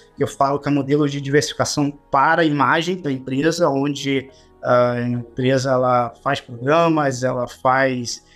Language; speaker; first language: Portuguese; native; Portuguese